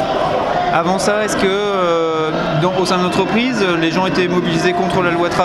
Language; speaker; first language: French; native; French